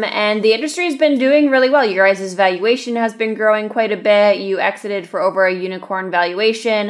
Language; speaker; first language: English; native; English